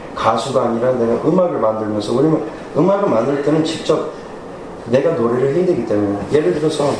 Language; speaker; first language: Korean; early bilingual, heritage; Korean